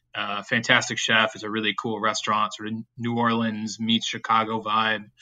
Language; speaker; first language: English; native; English